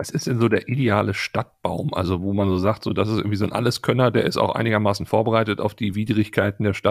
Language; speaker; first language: German; native; German